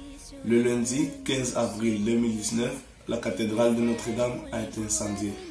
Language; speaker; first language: French; non-native, learner; Spanish